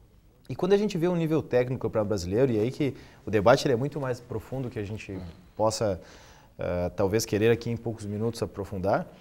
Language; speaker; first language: Portuguese; native; Portuguese